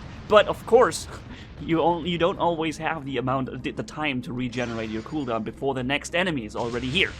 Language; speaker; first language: English; non-native, fluent; German